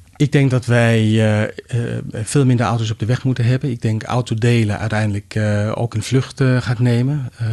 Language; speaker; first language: Dutch; non-native, fluent; Danish